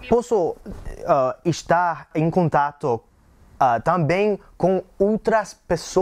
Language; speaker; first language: Portuguese; non-native, learner; English